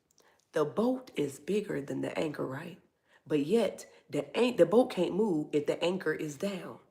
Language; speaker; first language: English; native; English